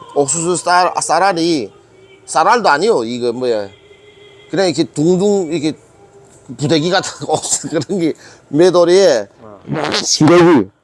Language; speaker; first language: Korean; native; Korean